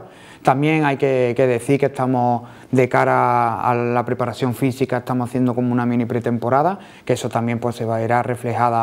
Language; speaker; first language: Spanish; native; Spanish